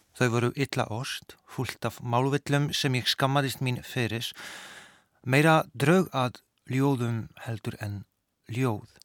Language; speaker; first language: Icelandic; non-native, fluent; Polish